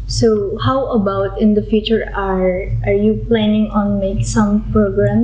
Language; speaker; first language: English; non-native, learner; Indonesian